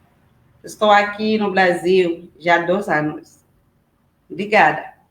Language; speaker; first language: Portuguese; non-native, learner; Haitian Creole